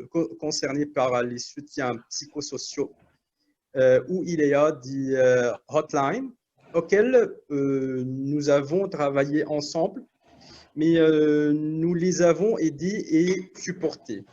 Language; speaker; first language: French; non-native, learner; Arabic